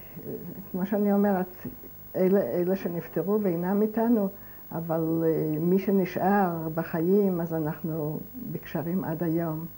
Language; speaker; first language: Hebrew; non-native, fluent; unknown